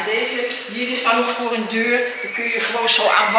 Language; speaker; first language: Dutch; native; Dutch